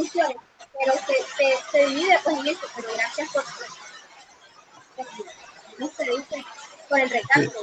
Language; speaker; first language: Spanish; native; Spanish